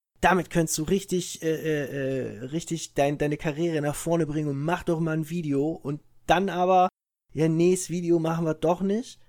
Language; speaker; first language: German; early bilingual, other home language; Italian